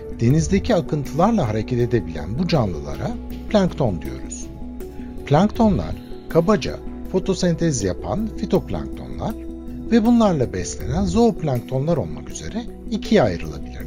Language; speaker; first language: Turkish; native; Turkish